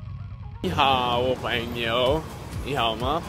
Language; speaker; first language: Chinese; non-native, learner; Spanish